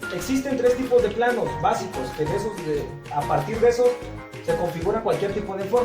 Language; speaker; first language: Spanish; native; Spanish